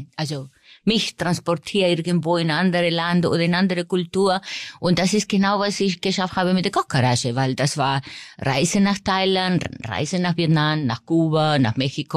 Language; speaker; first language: German; non-native, fluent; Spanish